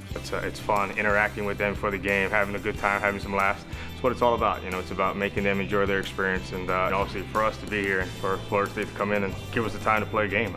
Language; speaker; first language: English; native; English